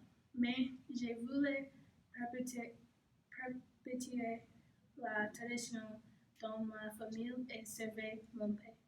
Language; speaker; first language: French; non-native, learner; English